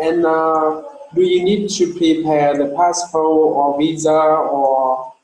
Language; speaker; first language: English; non-native, learner; Vietnamese